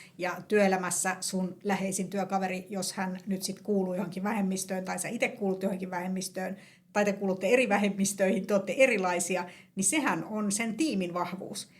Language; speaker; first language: Finnish; native; Finnish